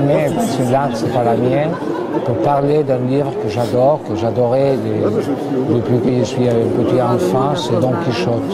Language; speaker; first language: French; non-native, fluent; Spanish